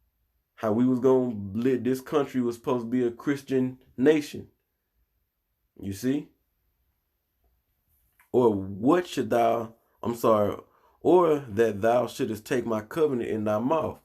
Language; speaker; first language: English; native; English